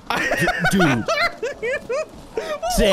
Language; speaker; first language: English; native; English